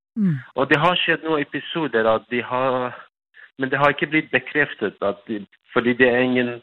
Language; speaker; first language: Danish; non-native, fluent; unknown